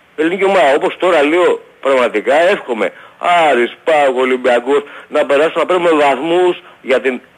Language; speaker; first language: Greek; native; Greek